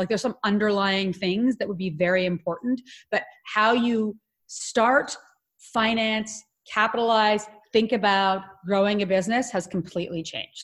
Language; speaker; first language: English; native; English